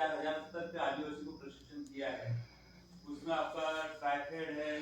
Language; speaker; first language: Hindi; non-native, local second language; Marathi